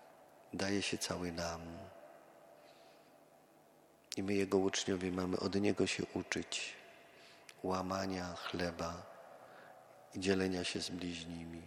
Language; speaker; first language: Polish; native; Polish